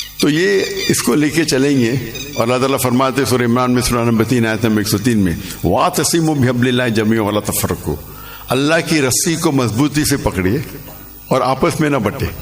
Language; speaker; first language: Urdu; non-native, local second language; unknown